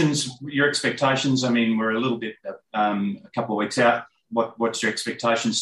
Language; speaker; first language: English; native; English